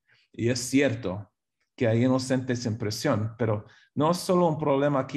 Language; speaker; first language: Spanish; non-native, fluent; English